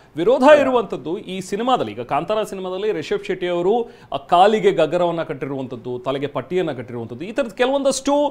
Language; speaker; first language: Kannada; native; Kannada